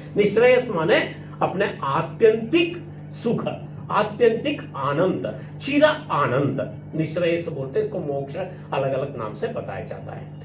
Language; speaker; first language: Hindi; non-native, local second language; Malayalam